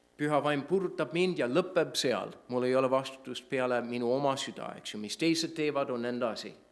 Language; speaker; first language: Estonian; non-native, fluent; English